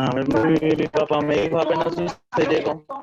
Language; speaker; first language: Spanish; native; Spanish